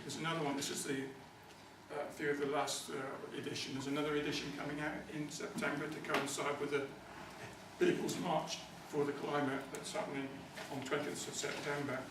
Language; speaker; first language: English; native; English